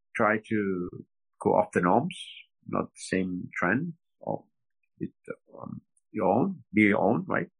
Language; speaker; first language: English; non-native, fluent; French